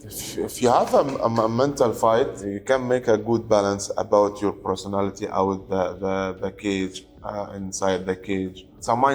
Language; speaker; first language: English; non-native, learner; Arabic